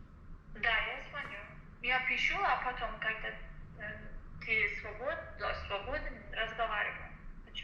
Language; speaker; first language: Russian; non-native, learner; Persian